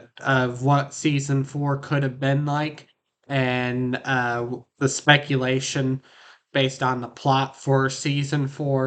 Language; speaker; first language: English; native; English